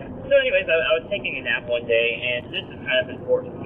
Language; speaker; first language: English; native; English